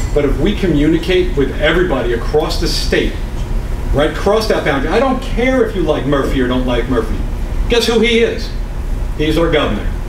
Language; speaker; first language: English; native; English